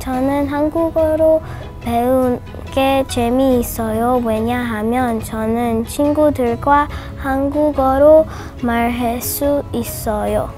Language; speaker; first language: Korean; non-native, learner; English